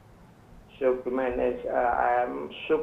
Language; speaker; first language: English; non-native, learner; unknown